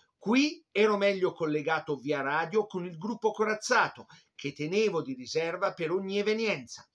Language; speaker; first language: Italian; native; Italian